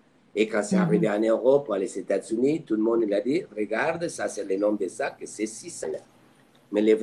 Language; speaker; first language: French; non-native, fluent; Spanish